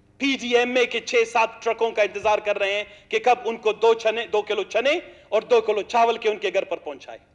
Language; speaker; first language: Urdu; non-native, local second language; Baluchi